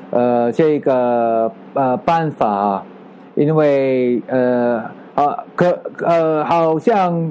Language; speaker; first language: Chinese; non-native, fluent; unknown